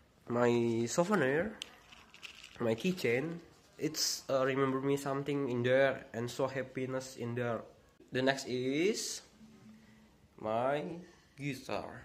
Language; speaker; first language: English; non-native, learner; Indonesian